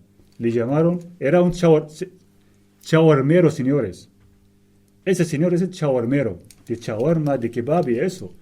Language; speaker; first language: Spanish; non-native, fluent; Arabic